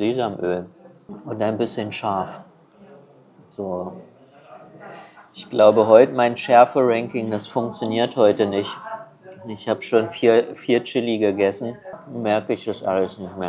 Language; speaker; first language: German; non-native, fluent; Chinese